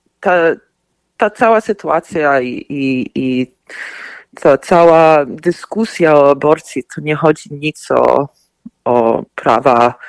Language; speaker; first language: Polish; early bilingual, heritage; Polish